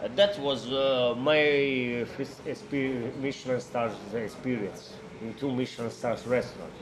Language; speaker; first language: English; non-native, learner; Italian